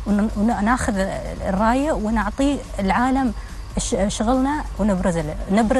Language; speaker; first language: Arabic; native; Arabic